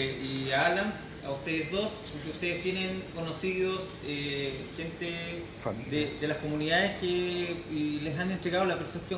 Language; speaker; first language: Spanish; native; Spanish